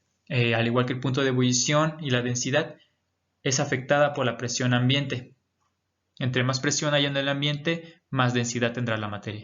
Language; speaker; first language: Spanish; native; Spanish